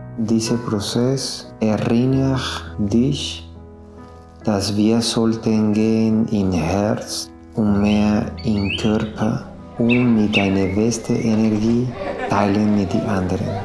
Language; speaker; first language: German; non-native, learner; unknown